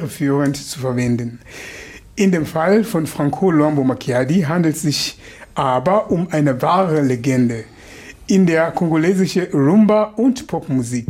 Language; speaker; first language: German; non-native, fluent; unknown